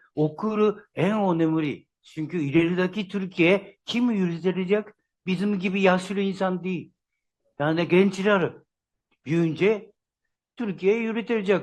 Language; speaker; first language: Turkish; non-native, learner; Japanese